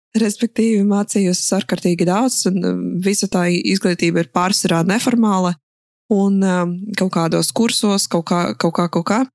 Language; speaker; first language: Latvian; non-native, local second language; Russian